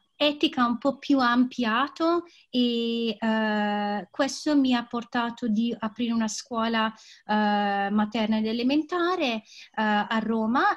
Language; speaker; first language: Italian; non-native, fluent; English